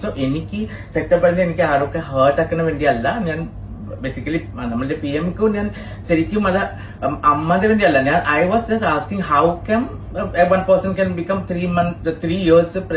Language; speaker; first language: Malayalam; non-native, fluent; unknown